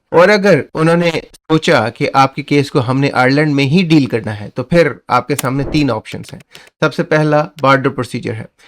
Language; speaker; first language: Urdu; non-native, local second language; Punjabi